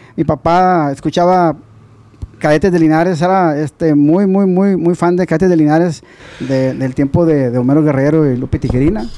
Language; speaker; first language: Spanish; native; Spanish